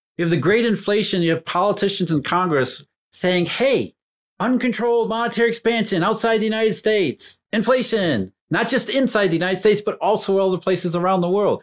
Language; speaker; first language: English; native; English